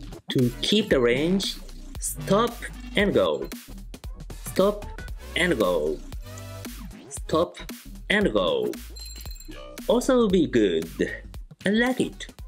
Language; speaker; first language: English; non-native, fluent; Japanese